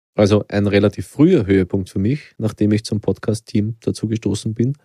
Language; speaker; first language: German; native; German